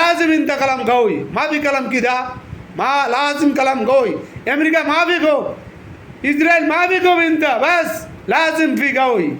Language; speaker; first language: Arabic; non-native, learner; Bangla